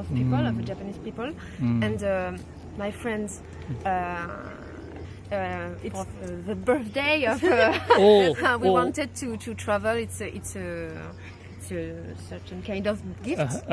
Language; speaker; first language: English; non-native, learner; French